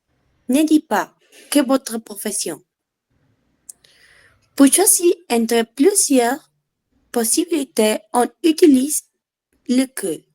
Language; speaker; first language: French; non-native, learner; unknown